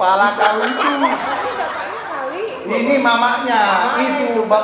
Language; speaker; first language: Indonesian; native; Indonesian